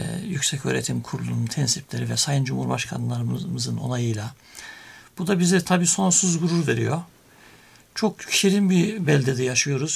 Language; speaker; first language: Turkish; native; Turkish